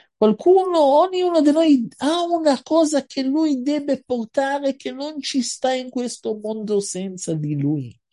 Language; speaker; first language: Italian; non-native, fluent; Hebrew